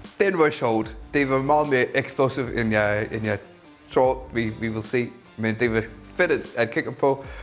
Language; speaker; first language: Danish; non-native, fluent; English